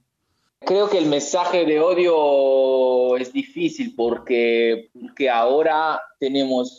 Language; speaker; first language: Spanish; non-native, learner; Italian